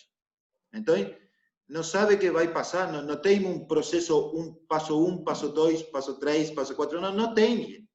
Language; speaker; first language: Portuguese; non-native, learner; Spanish